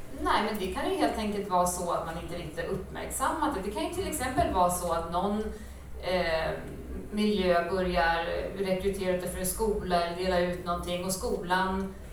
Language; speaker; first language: Swedish; native; Swedish